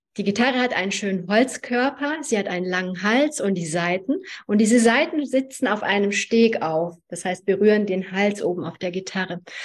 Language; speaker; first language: German; early bilingual, other home language; Hungarian